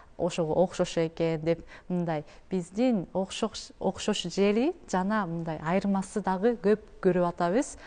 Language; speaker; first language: Kyrgyz; non-native, learner; Japanese